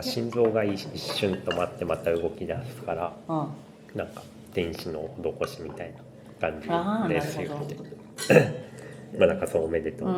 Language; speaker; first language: Japanese; native; Japanese